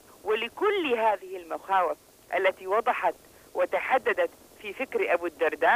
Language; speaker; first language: Arabic; native; Arabic